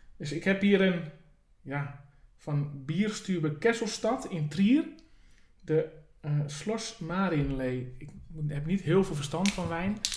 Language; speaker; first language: Dutch; native; Dutch